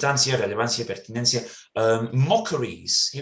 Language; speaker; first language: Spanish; non-native, learner; English